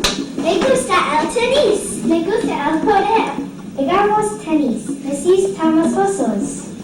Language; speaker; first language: Spanish; non-native, learner; English